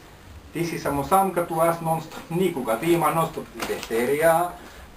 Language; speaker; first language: Bulgarian; non-native, learner; Finnish